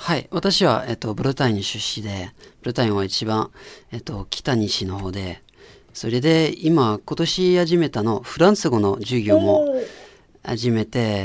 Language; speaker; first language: Japanese; non-native, fluent; French